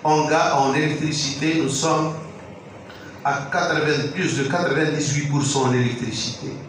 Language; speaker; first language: French; non-native, local second language; Arabic